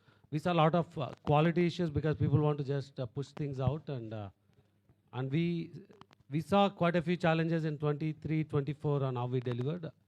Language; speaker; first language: English; non-native, local second language; Telugu